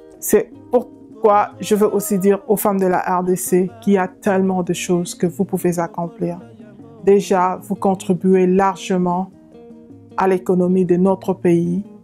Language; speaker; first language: French; non-native, local second language; Lingala